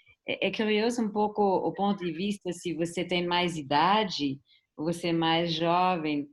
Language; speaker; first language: Portuguese; non-native, fluent; German